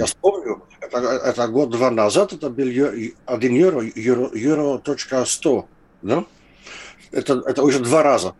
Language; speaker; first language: Russian; non-native, fluent; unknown